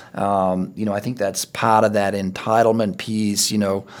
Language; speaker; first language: English; native; English